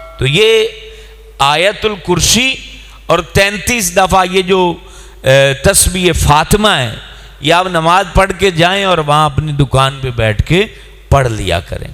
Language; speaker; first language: Urdu; non-native, local second language; Punjabi